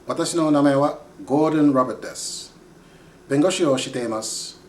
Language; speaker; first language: Japanese; non-native, learner; English